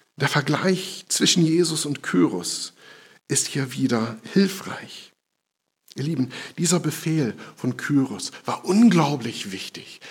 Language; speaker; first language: German; non-native, fluent; English